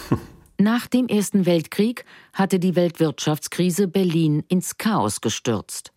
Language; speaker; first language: German; native; German